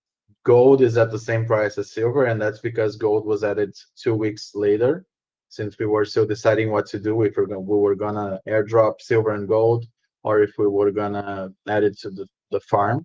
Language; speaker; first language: English; non-native, fluent; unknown